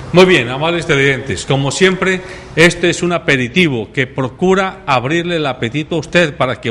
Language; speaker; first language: Spanish; native; Spanish